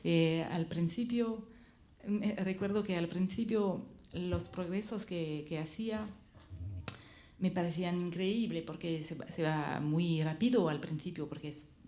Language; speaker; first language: Spanish; non-native, learner; French